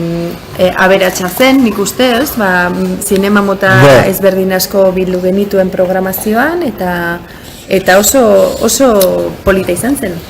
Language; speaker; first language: Basque; non-native, local second language; Spanish